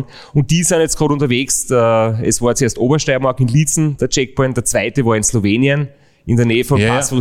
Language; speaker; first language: German; native; German